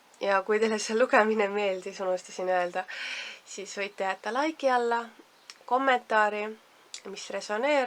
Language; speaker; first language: Estonian; native; Estonian